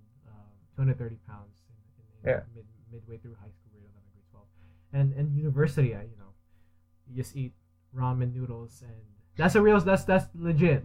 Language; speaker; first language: English; early bilingual, other home language; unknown